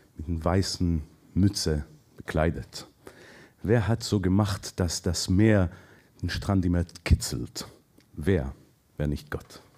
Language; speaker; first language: German; non-native, fluent; Hebrew